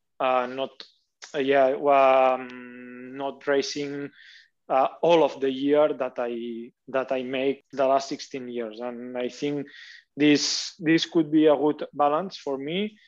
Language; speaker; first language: English; non-native, learner; Catalan